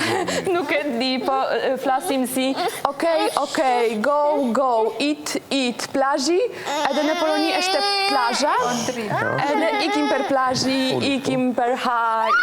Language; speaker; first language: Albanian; non-native, learner; Polish